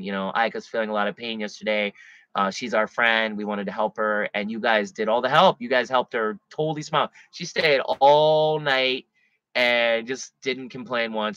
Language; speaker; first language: English; native; English